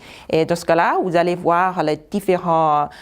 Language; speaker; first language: French; non-native, fluent; Chinese